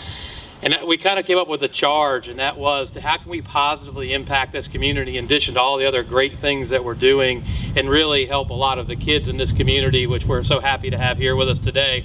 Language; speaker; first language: English; native; English